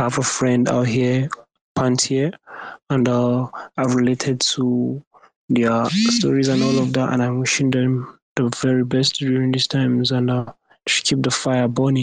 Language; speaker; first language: English; non-native, local second language; Hausa